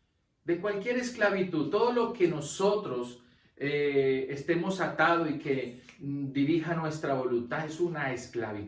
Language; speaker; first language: Spanish; native; Spanish